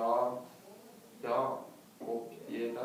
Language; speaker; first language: Russian; non-native, learner; English